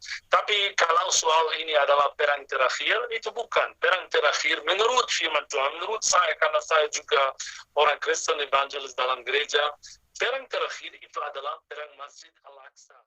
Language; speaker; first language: Indonesian; non-native, fluent; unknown